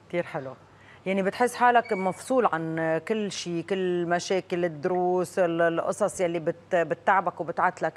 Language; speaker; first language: Arabic; native; Arabic